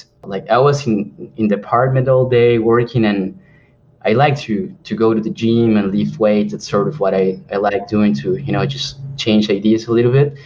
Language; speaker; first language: English; non-native, fluent; Spanish